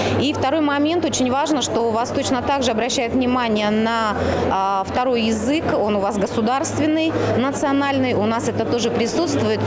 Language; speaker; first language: Russian; non-native, local second language; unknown